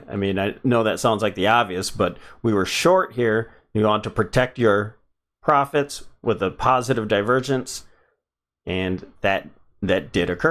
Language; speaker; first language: English; native; English